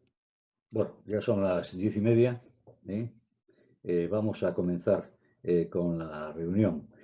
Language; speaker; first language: Spanish; native; Spanish